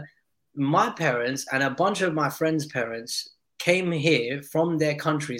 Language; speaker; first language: English; native; English